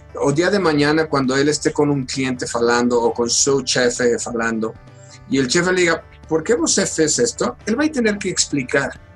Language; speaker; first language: Spanish; native; Spanish